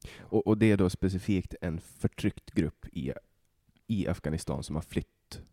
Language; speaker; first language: Swedish; native; Swedish